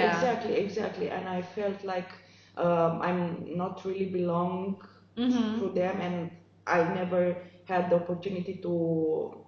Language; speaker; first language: English; non-native, fluent; Romanian